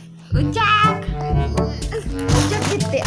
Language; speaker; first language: Turkish; non-native, learner; Filipino